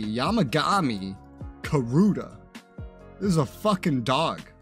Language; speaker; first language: English; native; English